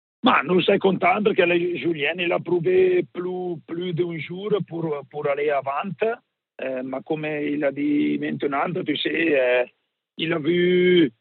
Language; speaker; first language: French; non-native, learner; Italian